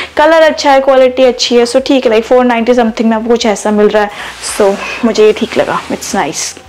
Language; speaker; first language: Hindi; native; Hindi